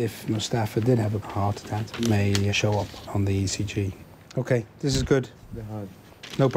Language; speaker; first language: English; native; English